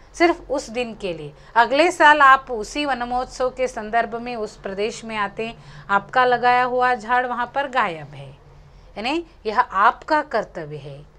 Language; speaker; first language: Hindi; non-native, local second language; Konkani